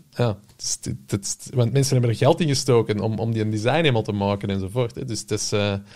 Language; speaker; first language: Dutch; native; Dutch